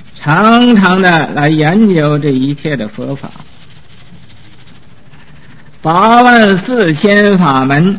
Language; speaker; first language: Chinese; native; Chinese